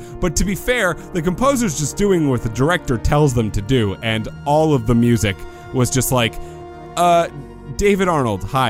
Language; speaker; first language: English; native; English